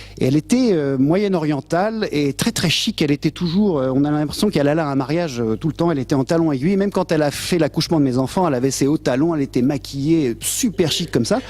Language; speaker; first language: French; native; French